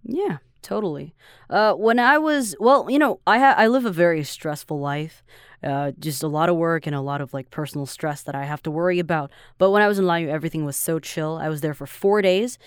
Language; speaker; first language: English; non-native, fluent; Chinese